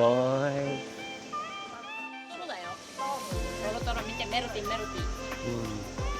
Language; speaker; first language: Japanese; native; Japanese